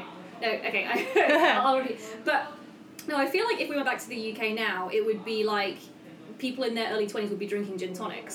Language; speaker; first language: English; native; English